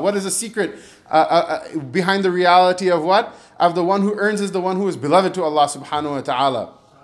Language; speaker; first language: English; native; English